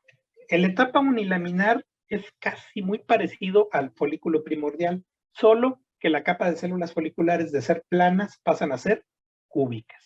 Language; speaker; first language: Spanish; native; Spanish